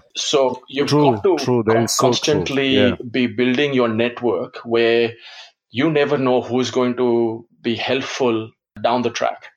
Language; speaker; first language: English; non-native, local second language; Gujarati